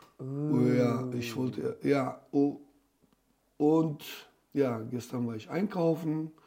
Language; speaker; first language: German; non-native, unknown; Turkish